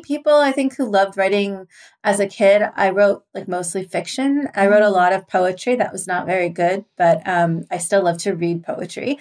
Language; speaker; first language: English; native; English